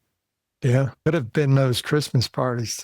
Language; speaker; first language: English; native; English